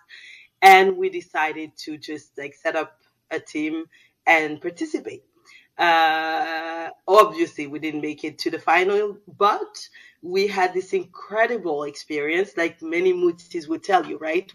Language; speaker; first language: English; non-native, fluent; Soninke